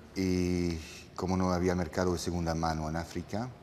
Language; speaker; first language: Spanish; non-native, fluent; French